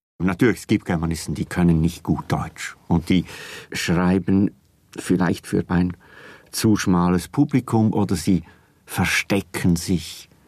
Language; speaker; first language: German; native; German